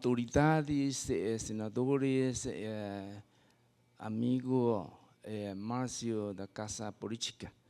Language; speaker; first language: Portuguese; non-native, fluent; Chinese